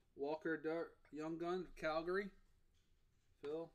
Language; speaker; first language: English; native; English